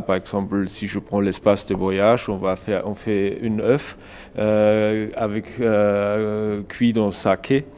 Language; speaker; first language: French; non-native, fluent; German